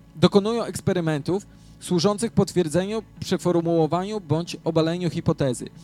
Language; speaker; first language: Polish; native; Polish